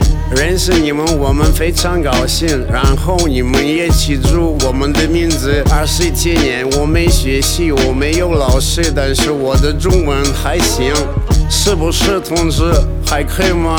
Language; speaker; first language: Chinese; non-native, learner; Russian